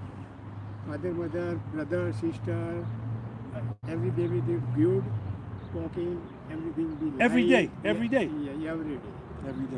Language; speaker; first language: English; non-native, learner; Gujarati